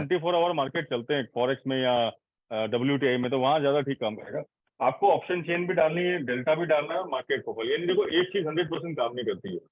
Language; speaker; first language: Hindi; native; Hindi